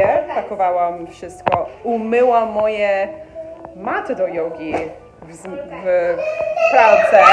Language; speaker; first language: Polish; early bilingual, heritage; English